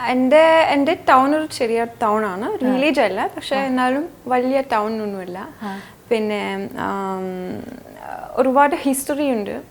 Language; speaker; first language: Malayalam; non-native, fluent; French